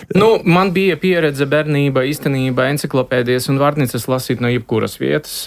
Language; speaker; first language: Latvian; non-native, local second language; Russian